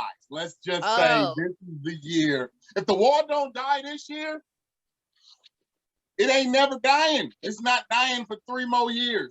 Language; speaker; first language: English; native; English